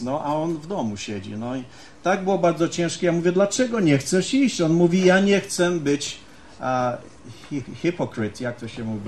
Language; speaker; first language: Polish; early bilingual, heritage; Polish